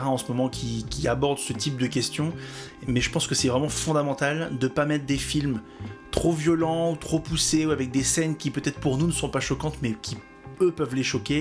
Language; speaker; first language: French; native; French